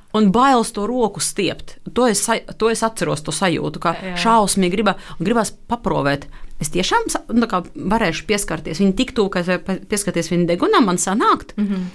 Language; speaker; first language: Latvian; non-native, local second language; Russian